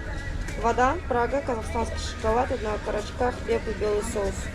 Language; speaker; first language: Russian; native; Russian